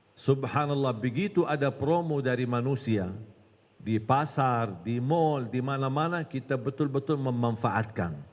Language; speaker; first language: Malay; non-native, fluent; Arabic